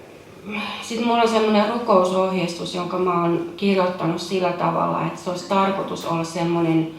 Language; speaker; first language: Finnish; native; Finnish